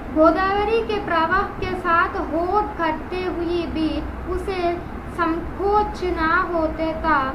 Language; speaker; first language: Hindi; non-native, local second language; Telugu